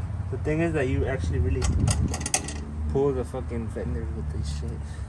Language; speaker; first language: English; early bilingual, other home language; Spanish